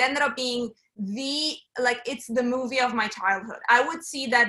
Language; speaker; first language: English; non-native, fluent; German